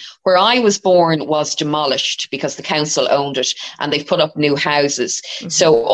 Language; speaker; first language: English; native; English